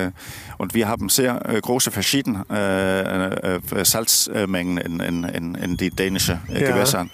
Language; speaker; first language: German; non-native, learner; Danish